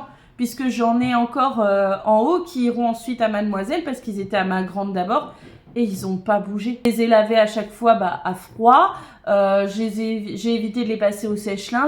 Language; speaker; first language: French; native; French